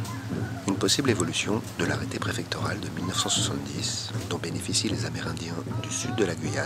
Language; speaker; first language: French; native; French